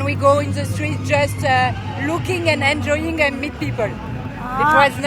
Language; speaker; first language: English; non-native, learner; French